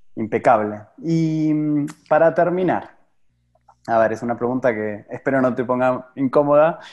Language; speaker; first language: Spanish; native; Spanish